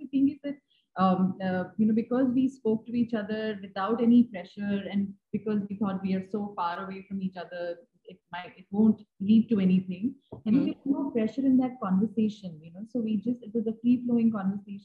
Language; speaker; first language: English; non-native, local second language; Hindi